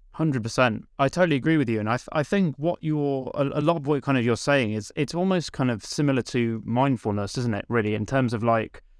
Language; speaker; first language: English; native; English